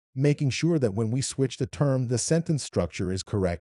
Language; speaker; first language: English; non-native, fluent; Arabic